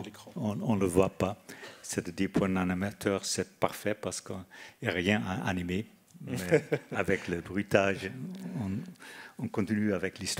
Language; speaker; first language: French; non-native, fluent; Dutch